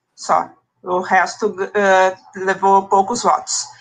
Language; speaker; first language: Portuguese; native; Portuguese